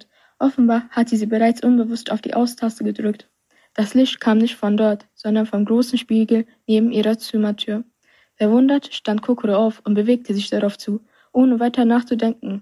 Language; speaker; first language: German; native; German